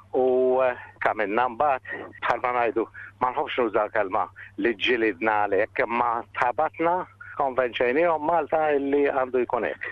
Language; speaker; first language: Maltese; native; Maltese